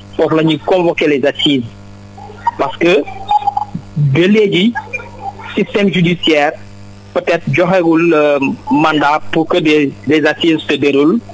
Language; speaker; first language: Wolof; non-native, local second language; Jola-Fonyi